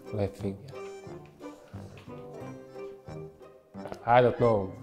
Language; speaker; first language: English; non-native, learner; Serbian